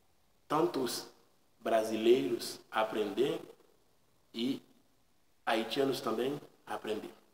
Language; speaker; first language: Portuguese; non-native, learner; Haitian Creole